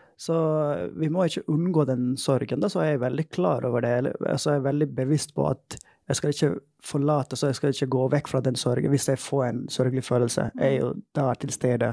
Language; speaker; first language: Norwegian; non-native, fluent; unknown